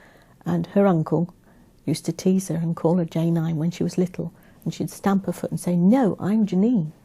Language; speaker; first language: English; native; English